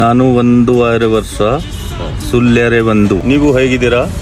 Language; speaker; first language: Kannada; non-native, learner; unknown